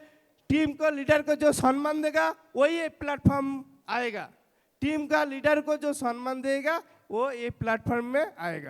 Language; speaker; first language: Hindi; non-native, local second language; Bangla